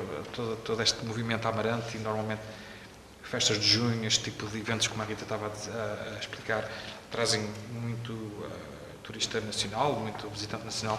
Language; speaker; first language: Portuguese; native; Portuguese